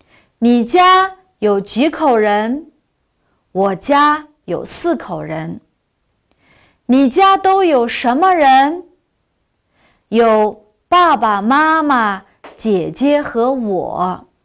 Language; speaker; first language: Chinese; non-native, local second language; Uyghur